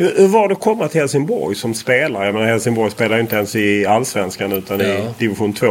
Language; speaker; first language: Swedish; native; Swedish